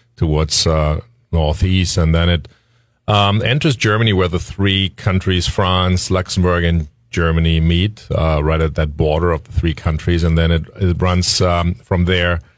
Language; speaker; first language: English; non-native, fluent; German